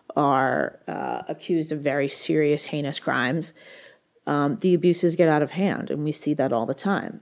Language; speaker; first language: English; native; English